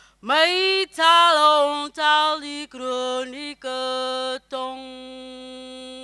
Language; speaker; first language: Afrikaans; native; Afrikaans